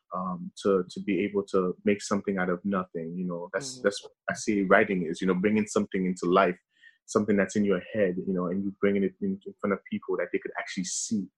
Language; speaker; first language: English; early bilingual, other home language; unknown